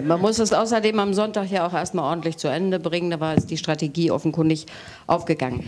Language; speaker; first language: German; native; German